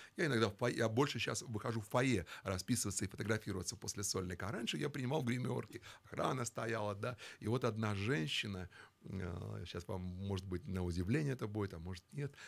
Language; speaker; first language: Russian; native; Russian